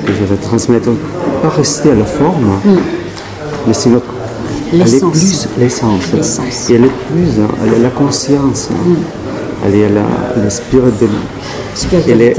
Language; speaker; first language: French; non-native, learner; Spanish